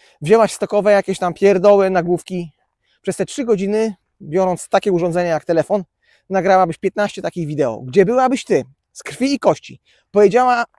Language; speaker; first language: Polish; native; Polish